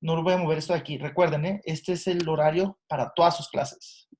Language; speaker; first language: Spanish; early bilingual, heritage; Spanish